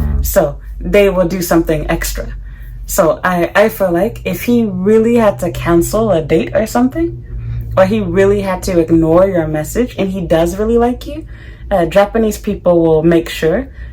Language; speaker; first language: English; non-native, learner; Japanese